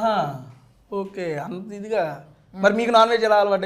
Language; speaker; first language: Telugu; native; Telugu